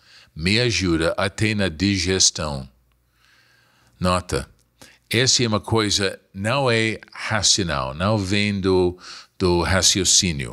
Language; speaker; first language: Portuguese; non-native, fluent; English